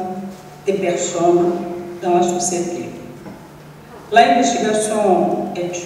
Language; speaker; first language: French; non-native, learner; Portuguese